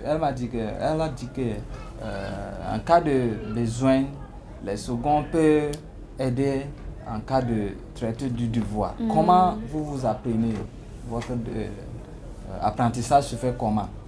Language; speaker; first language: French; non-native, learner; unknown